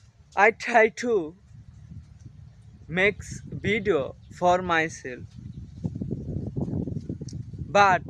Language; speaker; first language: English; non-native, learner; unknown